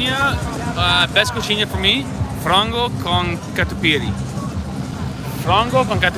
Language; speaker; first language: Portuguese; non-native, learner; English